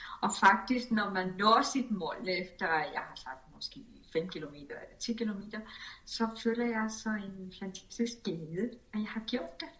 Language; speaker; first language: Danish; early bilingual, other home language; Spanish